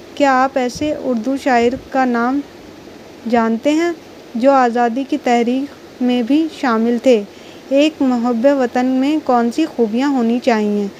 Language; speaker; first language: Urdu; native; Urdu